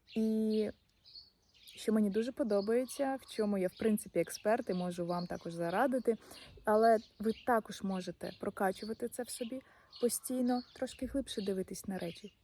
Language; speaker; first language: Ukrainian; non-native, local second language; Russian